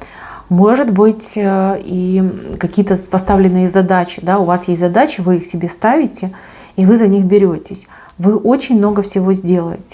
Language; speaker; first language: Russian; native; Russian